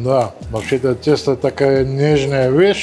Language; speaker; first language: Russian; non-native, learner; Armenian